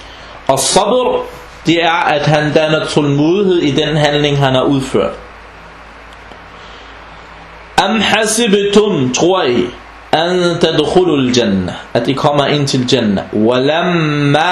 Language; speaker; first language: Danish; early bilingual, other home language; Arabic